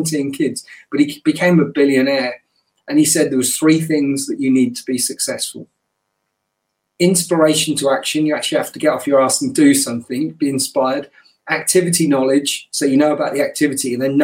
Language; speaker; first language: English; native; English